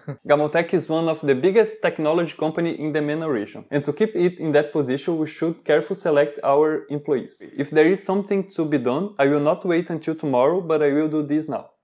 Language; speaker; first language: English; non-native, learner; Portuguese